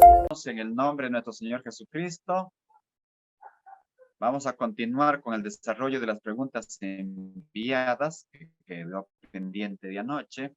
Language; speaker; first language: Spanish; native; Spanish